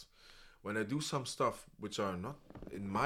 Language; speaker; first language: English; non-native, fluent; German